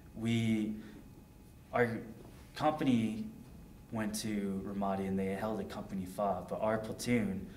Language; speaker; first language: English; native; English